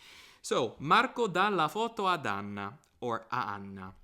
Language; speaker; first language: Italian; non-native, fluent; English